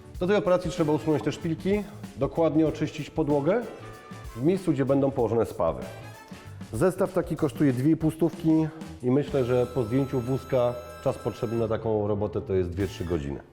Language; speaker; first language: Polish; native; Polish